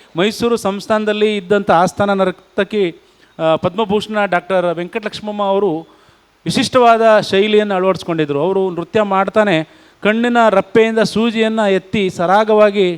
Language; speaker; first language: Kannada; non-native, local second language; Lambadi